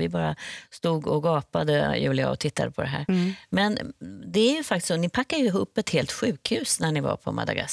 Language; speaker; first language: Swedish; native; Swedish